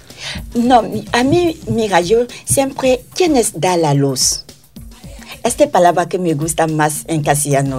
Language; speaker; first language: Spanish; non-native, learner; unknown